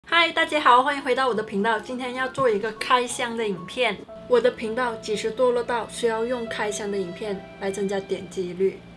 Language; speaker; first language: Chinese; native; Chinese